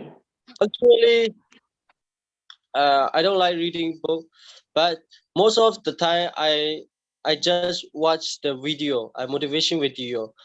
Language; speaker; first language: English; non-native, learner; Burmese